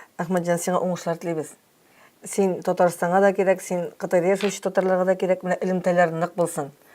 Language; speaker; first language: Tatar; native; Tatar